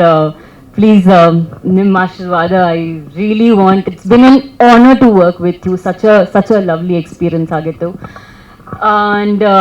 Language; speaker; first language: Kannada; non-native, learner; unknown